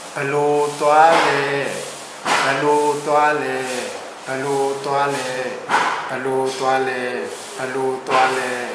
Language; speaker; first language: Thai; non-native, fluent; Burmese